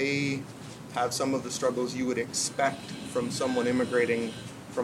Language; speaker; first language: English; native; English